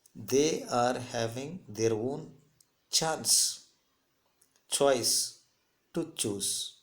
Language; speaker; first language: English; non-native, local second language; Kannada